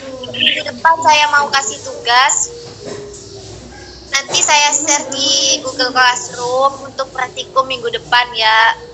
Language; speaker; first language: Indonesian; native; Indonesian